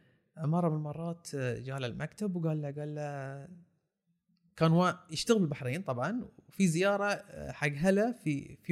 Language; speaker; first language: Arabic; native; Arabic